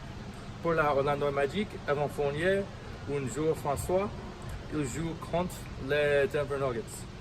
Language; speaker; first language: French; non-native, learner; English